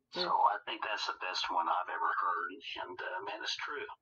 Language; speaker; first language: English; native; English